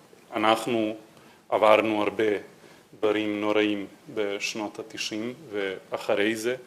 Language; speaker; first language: Hebrew; non-native, fluent; Serbian